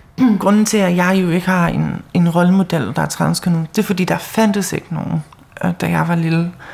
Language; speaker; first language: Danish; non-native, local second language; Faroese